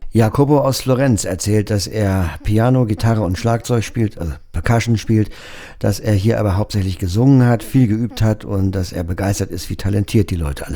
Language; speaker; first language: German; native; German